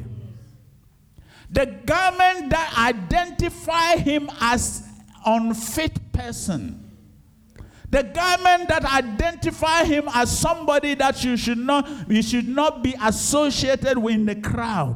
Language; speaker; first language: English; non-native, local second language; Akan